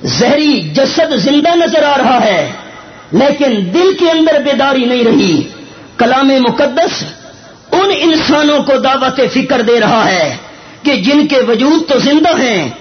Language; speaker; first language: Urdu; non-native, local second language; Northern Hindko